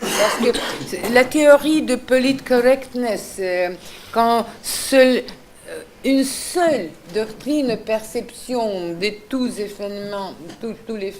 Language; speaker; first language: French; non-native, fluent; Russian